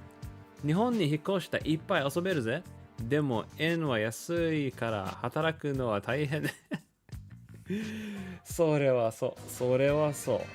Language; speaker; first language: Japanese; non-native, learner; English